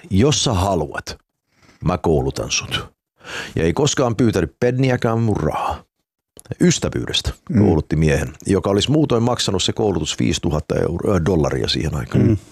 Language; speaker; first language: Finnish; early bilingual, heritage; Finnish